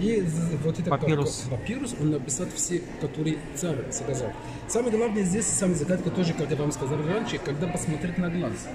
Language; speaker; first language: Russian; non-native, learner; Arabic